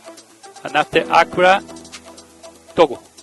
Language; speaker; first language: English; non-native, learner; Spanish